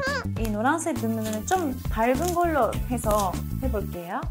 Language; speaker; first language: Korean; non-native, fluent; Japanese